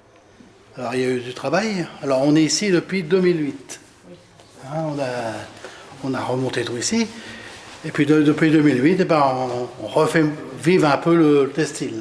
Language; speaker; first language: French; native; French